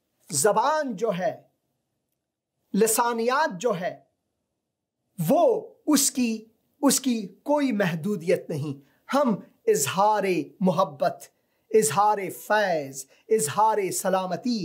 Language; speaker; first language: Hindi; non-native, fluent; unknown